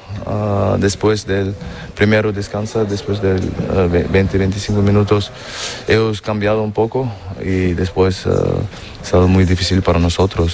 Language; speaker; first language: Spanish; non-native, learner; German